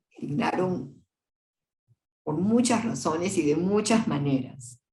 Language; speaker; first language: Spanish; native; Spanish